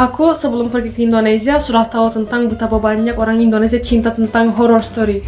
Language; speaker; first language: Indonesian; non-native, fluent; Turkish